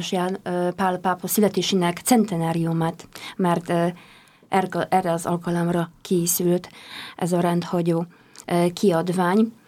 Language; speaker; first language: Hungarian; non-native, fluent; Polish